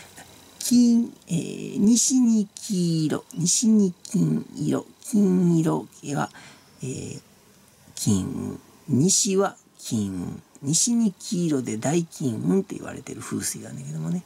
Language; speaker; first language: Japanese; native; Japanese